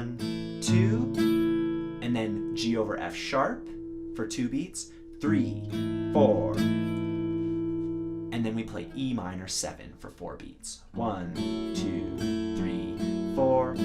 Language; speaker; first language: English; native; English